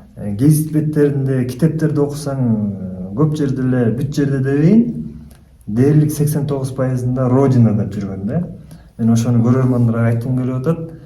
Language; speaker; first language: Kyrgyz; native; Kyrgyz